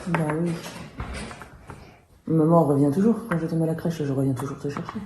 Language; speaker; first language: French; native; French